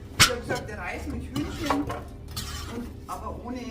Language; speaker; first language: German; non-native, learner; Thai